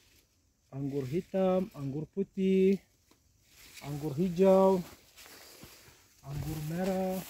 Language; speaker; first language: Indonesian; non-native, learner; Turkish